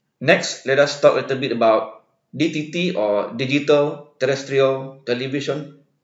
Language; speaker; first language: English; non-native, local second language; Malay